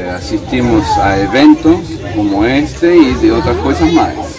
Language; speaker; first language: Portuguese; non-native, learner; Spanish